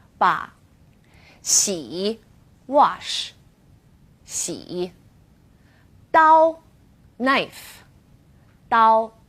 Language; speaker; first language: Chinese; non-native, fluent; English